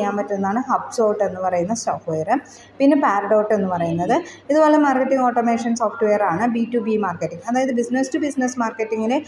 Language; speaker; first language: Malayalam; native; Malayalam